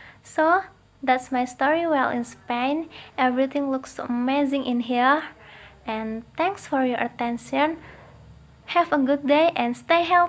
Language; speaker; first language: English; non-native, learner; Indonesian